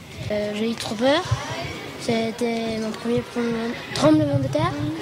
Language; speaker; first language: French; non-native, learner; Spanish